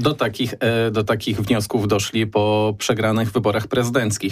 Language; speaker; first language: Polish; native; Polish